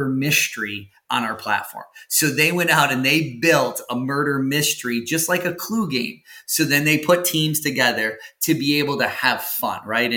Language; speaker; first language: English; native; English